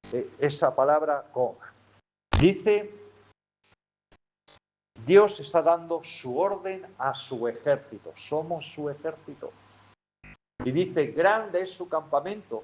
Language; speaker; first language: Spanish; native; Spanish